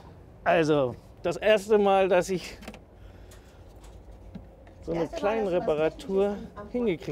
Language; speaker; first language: German; native; German